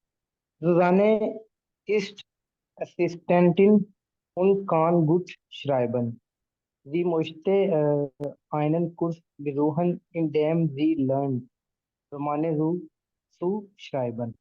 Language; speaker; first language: German; non-native, learner; Hindi